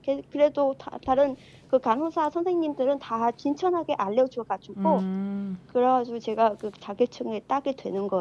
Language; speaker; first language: Korean; non-native, fluent; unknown